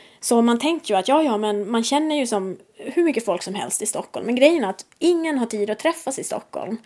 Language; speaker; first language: Swedish; native; Swedish